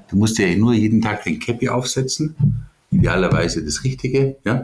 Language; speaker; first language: German; native; German